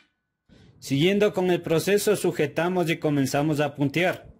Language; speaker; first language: Spanish; native; Spanish